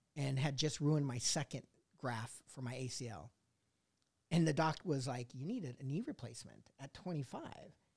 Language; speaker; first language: English; native; English